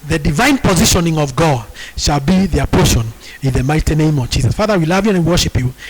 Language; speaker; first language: English; non-native, local second language; Swahili